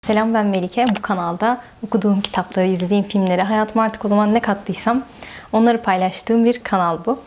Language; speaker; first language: Turkish; native; Turkish